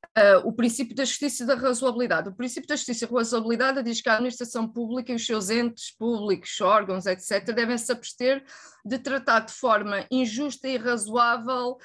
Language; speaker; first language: Portuguese; native; Portuguese